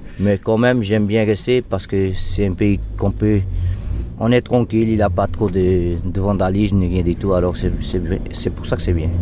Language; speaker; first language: French; non-native, fluent; Portuguese